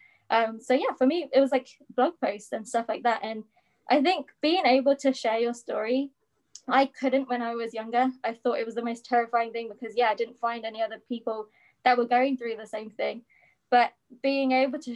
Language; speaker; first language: English; native; English